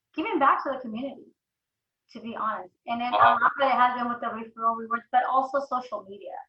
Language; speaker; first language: English; early bilingual, other home language; Spanish